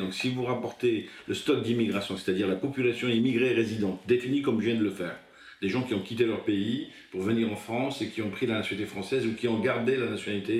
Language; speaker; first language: French; native; French